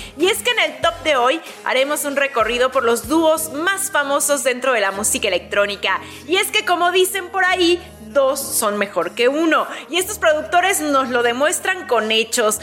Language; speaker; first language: Spanish; native; Spanish